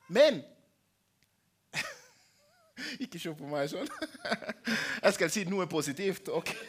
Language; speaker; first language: Norwegian; non-native, fluent; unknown